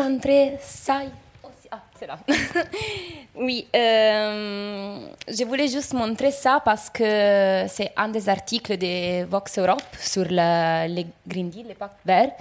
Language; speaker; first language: French; non-native, fluent; Italian